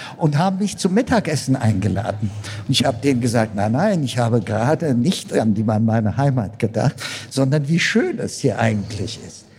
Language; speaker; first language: German; non-native, fluent; Amharic